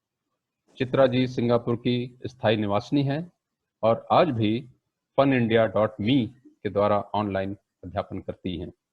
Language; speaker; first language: Hindi; native; Hindi